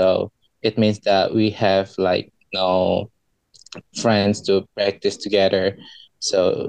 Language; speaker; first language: English; non-native, learner; Indonesian